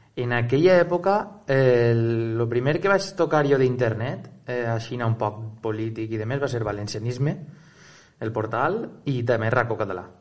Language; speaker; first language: Catalan; native; Catalan